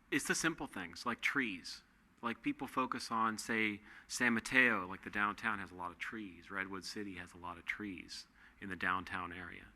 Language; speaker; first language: English; native; English